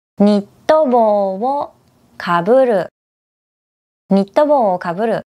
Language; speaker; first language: Japanese; native; Japanese